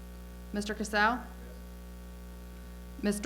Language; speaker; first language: English; native; English